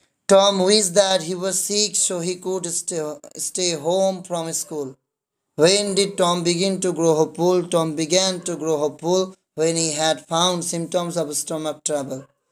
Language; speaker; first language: English; non-native, local second language; Bangla